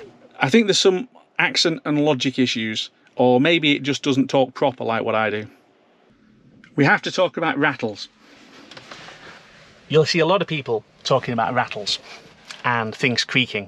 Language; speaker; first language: English; native; English